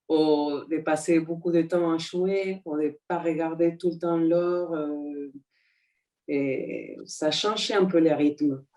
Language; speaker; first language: French; non-native, fluent; Spanish